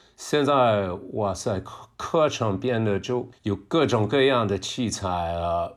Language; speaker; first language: Chinese; non-native, fluent; English